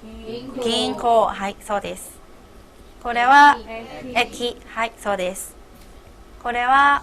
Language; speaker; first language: Japanese; non-native, fluent; Burmese